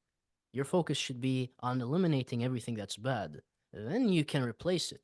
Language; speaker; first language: English; native; English